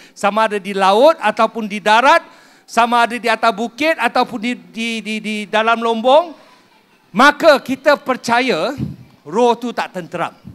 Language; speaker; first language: Malay; non-native, local second language; Min Nan Chinese